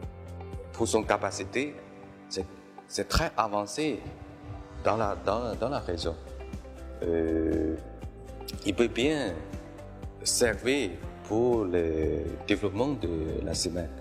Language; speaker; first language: French; non-native, fluent; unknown